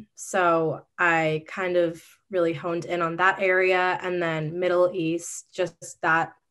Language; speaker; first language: English; native; English